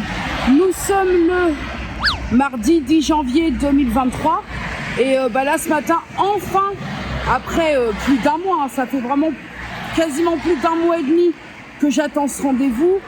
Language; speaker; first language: French; native; French